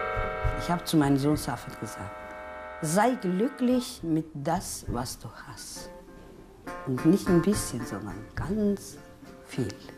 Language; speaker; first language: German; non-native, fluent; Romany